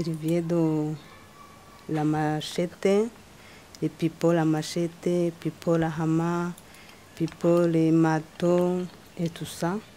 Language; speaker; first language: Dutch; non-native, learner; Kinyarwanda